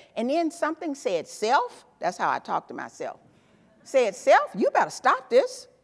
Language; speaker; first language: English; native; English